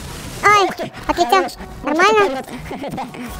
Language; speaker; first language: Russian; native; Russian